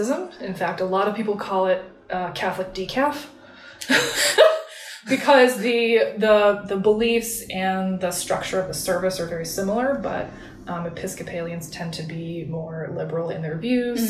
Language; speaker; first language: English; native; English